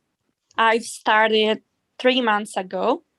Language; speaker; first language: English; non-native, fluent; Italian